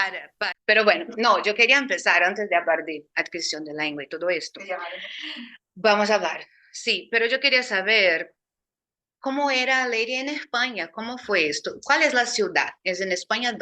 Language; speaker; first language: Spanish; non-native, fluent; Portuguese